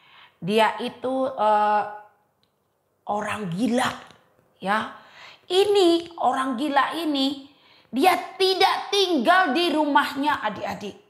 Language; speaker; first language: Indonesian; native; Indonesian